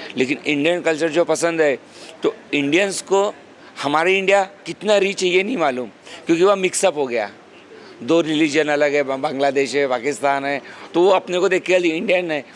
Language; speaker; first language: Hindi; non-native, local second language; Marathi